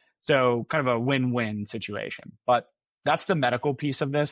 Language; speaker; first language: English; native; English